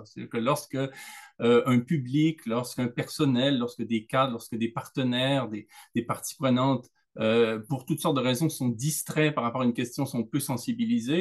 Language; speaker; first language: French; native; French